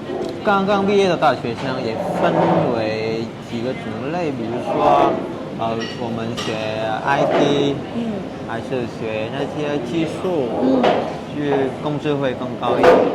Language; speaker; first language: Chinese; non-native, fluent; Vietnamese